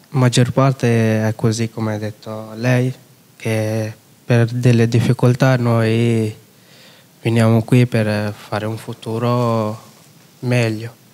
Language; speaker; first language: Italian; non-native, fluent; Urdu